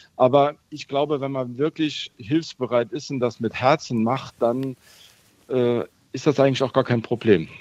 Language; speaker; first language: German; native; German